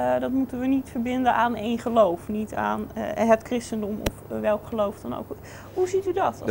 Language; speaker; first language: Dutch; native; Dutch